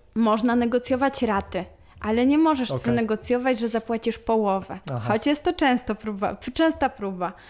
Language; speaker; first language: Polish; native; Polish